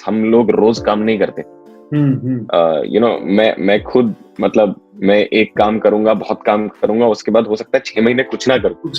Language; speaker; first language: Hindi; native; Hindi